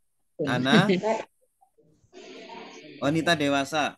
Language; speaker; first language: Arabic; non-native, fluent; Indonesian